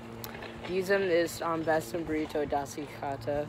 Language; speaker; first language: German; non-native, learner; English